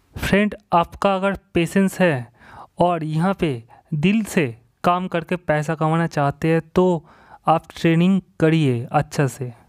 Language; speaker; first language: Hindi; non-native, local second language; Bangla